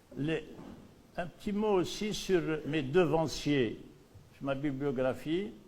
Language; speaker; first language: French; non-native, local second language; Berber languages